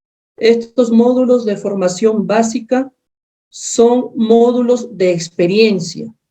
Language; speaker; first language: Spanish; native; Spanish